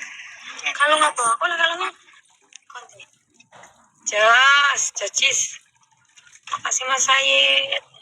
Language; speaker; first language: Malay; non-native, local second language; Javanese